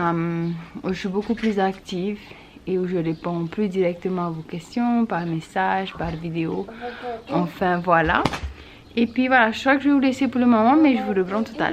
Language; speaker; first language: French; native; French